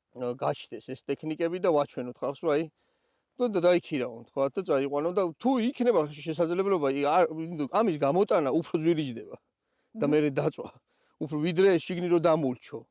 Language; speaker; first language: Georgian; native; Georgian